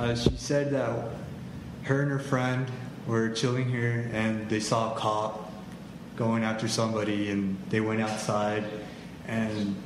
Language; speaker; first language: English; early bilingual, other home language; Spanish